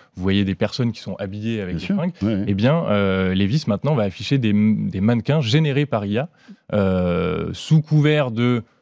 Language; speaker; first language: French; native; French